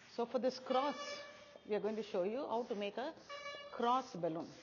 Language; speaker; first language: English; non-native, local second language; Tamil